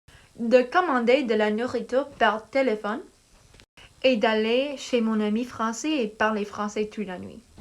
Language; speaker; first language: French; non-native, learner; English